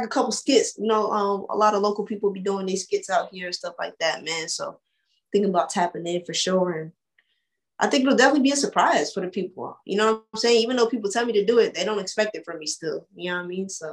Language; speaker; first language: English; native; English